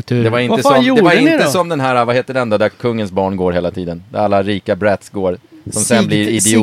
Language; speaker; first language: Swedish; native; Swedish